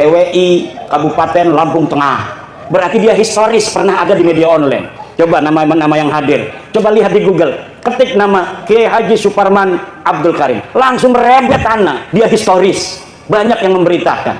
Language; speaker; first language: Indonesian; non-native, local second language; Javanese